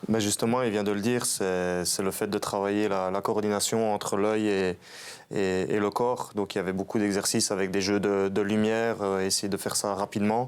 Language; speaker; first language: French; native; French